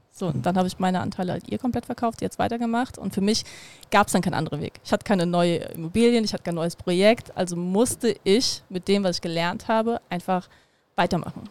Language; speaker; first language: German; early bilingual, other home language; Russian